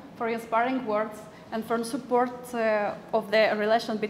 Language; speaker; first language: English; non-native, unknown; Romanian